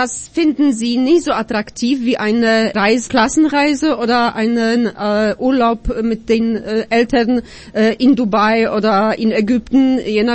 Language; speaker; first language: German; non-native, fluent; Polish